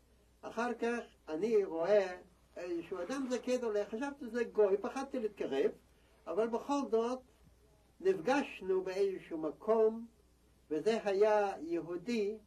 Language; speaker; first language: Hebrew; non-native, fluent; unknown